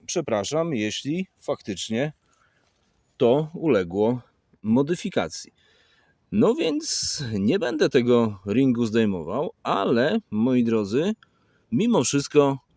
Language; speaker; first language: Polish; native; Polish